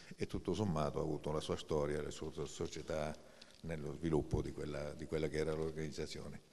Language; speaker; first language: Italian; native; Italian